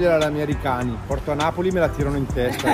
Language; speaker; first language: Italian; native; Italian